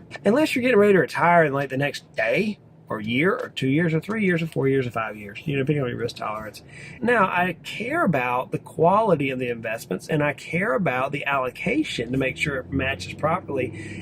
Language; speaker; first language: English; native; English